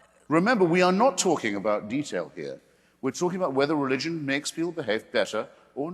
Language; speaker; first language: English; native; English